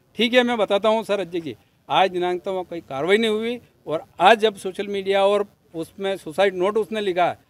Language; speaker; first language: Hindi; native; Hindi